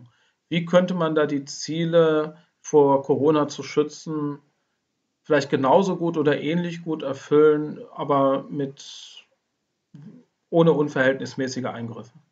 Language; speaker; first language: German; native; German